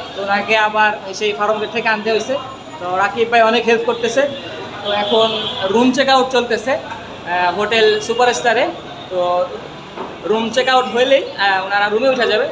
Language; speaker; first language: Bangla; native; Bangla